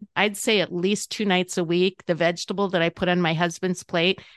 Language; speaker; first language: English; native; English